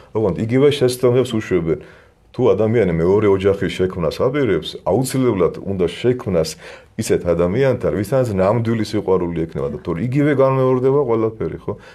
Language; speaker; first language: Georgian; native; Georgian